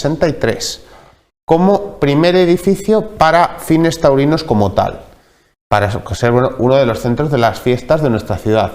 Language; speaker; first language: Spanish; native; Spanish